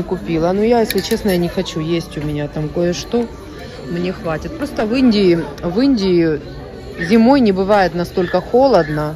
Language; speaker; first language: Russian; native; Russian